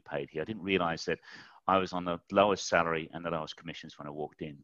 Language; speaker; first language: English; native; English